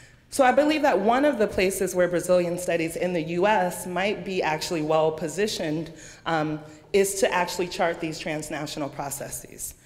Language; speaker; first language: English; native; English